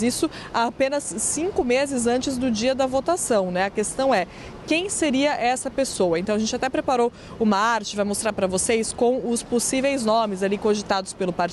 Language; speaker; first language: Portuguese; native; Portuguese